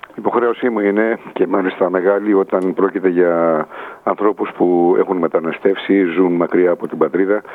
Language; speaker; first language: Greek; native; Greek